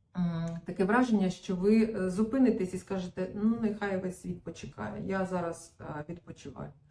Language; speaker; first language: Ukrainian; non-native, local second language; Russian